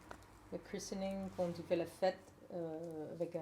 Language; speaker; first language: French; non-native, learner; English